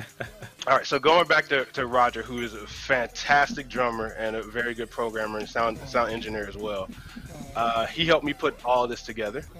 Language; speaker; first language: English; native; English